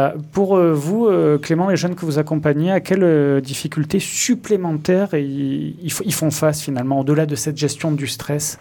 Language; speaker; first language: French; native; French